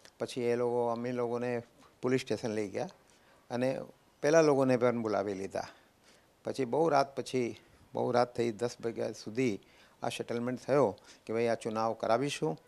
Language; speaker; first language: Hindi; native; Hindi